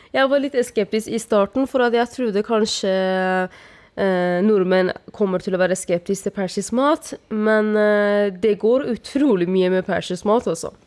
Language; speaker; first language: Norwegian; non-native, fluent; Persian